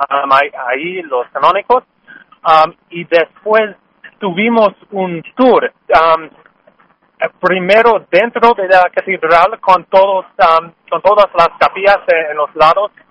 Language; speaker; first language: Spanish; non-native, learner; English